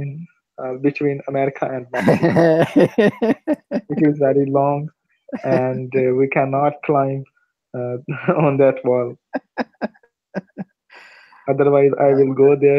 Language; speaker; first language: English; non-native, learner; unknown